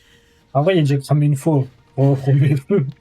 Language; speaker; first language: French; native; French